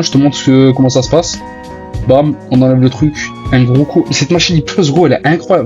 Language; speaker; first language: French; native; French